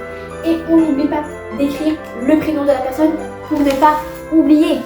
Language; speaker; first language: French; native; French